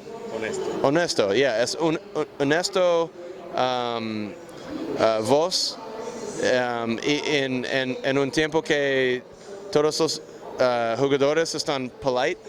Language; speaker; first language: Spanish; non-native, learner; English